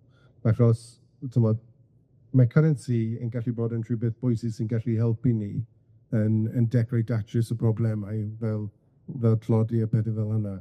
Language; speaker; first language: Welsh; non-native, fluent; English